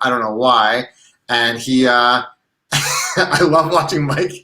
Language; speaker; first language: English; native; English